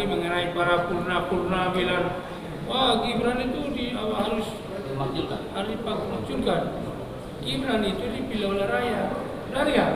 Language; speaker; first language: Indonesian; non-native, local second language; Tetum